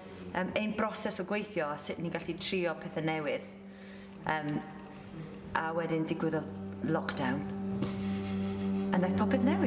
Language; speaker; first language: Welsh; native; Welsh